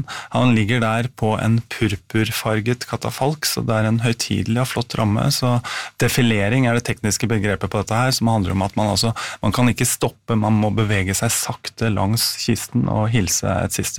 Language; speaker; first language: Norwegian; native; Norwegian